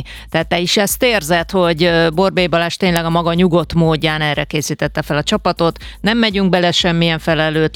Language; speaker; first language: Hungarian; native; Hungarian